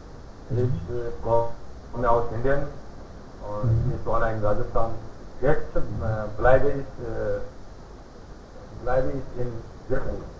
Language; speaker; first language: German; non-native, learner; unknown